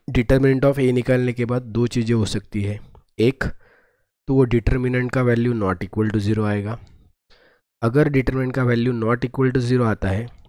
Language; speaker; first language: Hindi; non-native, local second language; Marathi